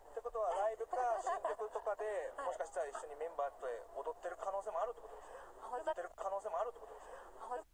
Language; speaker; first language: Japanese; native; Japanese